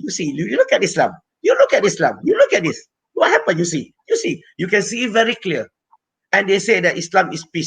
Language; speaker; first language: English; non-native, local second language; Malay